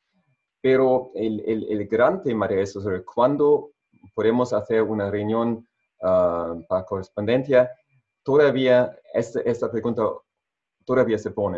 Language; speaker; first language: Spanish; non-native, fluent; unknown